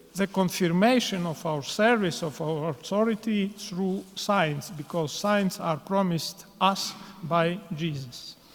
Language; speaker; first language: English; non-native, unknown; Latvian